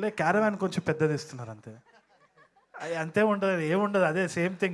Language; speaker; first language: Telugu; native; Telugu